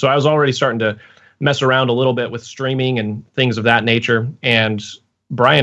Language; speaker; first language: English; native; English